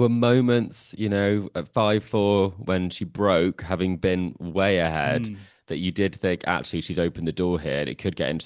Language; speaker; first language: English; native; English